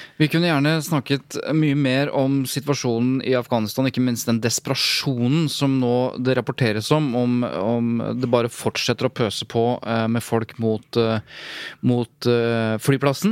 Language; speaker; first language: Norwegian; native; Norwegian